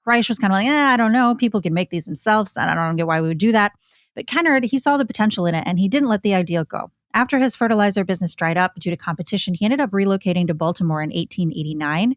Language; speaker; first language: English; native; English